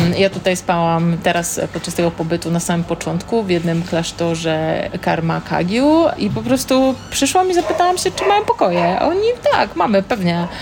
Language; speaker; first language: Polish; native; Polish